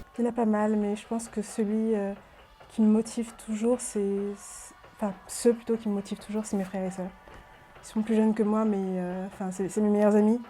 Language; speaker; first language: French; early bilingual, other home language; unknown